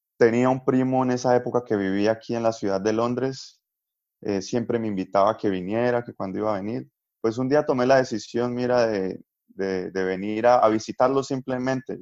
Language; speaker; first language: Spanish; native; Spanish